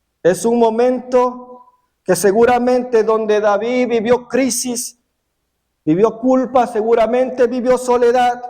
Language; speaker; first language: Spanish; native; Spanish